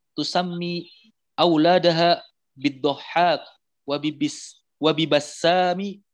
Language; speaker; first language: Arabic; non-native, fluent; Indonesian